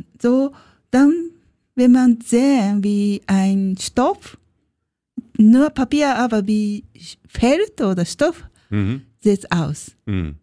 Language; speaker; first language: German; non-native, learner; Japanese